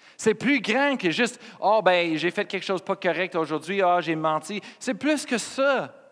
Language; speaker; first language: French; non-native, fluent; English